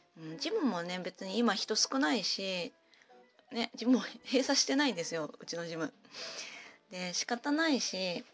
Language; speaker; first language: Japanese; native; Japanese